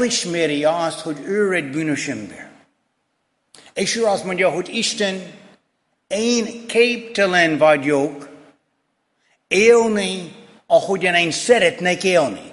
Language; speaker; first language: Hungarian; non-native, fluent; English